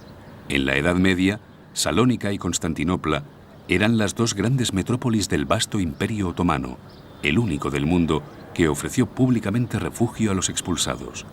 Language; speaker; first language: Spanish; native; Spanish